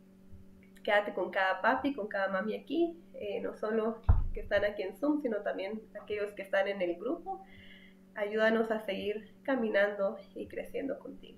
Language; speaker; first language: Spanish; native; Spanish